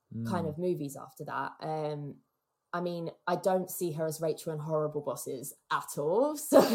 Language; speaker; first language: English; native; English